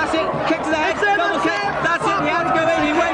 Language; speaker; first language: English; native; English